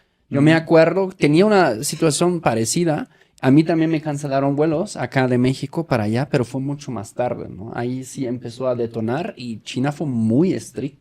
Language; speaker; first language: Spanish; native; Spanish